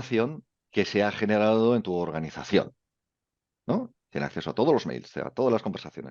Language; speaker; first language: Spanish; native; Spanish